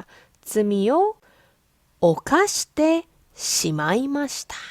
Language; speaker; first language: Japanese; non-native, fluent; Korean